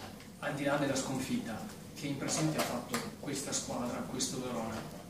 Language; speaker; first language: Italian; native; Italian